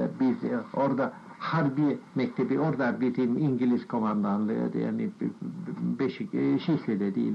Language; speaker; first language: Turkish; non-native, fluent; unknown